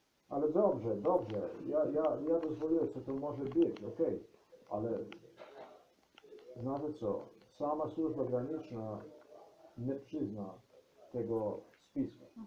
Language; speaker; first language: Polish; non-native, learner; Slovenian